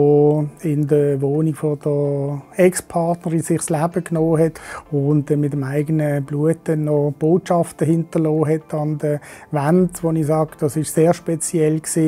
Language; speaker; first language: German; native; German